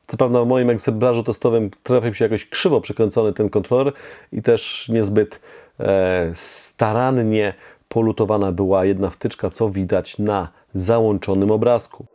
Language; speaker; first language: Polish; native; Polish